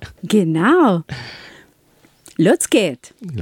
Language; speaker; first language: German; non-native, learner; Spanish